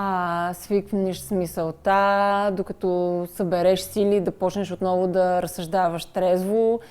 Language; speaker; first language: Bulgarian; native; Bulgarian